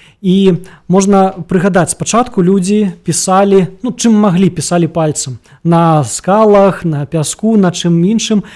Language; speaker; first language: Belarusian; native; Belarusian